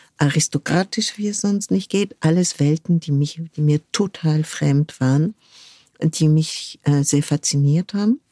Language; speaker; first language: German; non-native, fluent; French